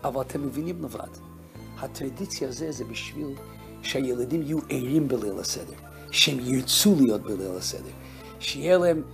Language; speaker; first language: Hebrew; non-native, fluent; Russian